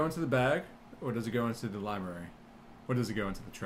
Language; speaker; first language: English; native; English